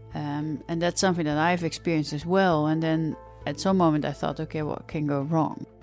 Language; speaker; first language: English; non-native, fluent; Dutch